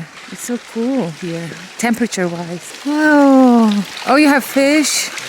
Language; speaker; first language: English; native; English